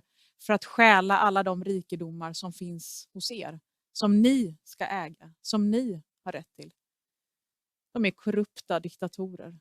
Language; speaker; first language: Swedish; early bilingual, other home language; Persian